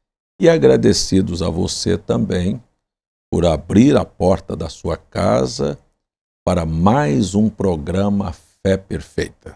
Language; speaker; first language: Portuguese; native; Portuguese